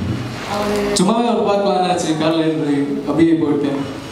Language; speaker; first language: Tamil; non-native, local second language; Malayalam